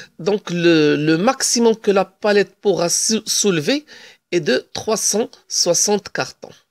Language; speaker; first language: French; non-native, local second language; Arabic